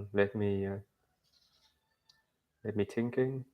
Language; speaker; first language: English; non-native, learner; Vietnamese